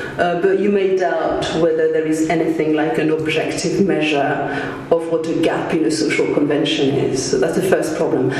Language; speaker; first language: English; non-native, fluent; French